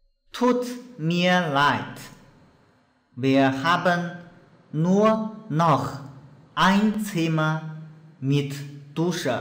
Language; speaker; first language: German; non-native, fluent; Chinese